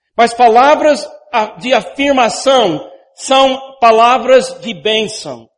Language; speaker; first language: Portuguese; non-native, fluent; English